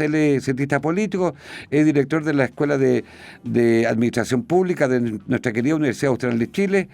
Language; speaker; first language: Spanish; native; Spanish